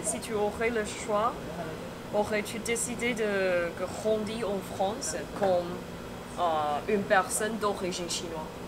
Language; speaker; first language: French; non-native, fluent; Chinese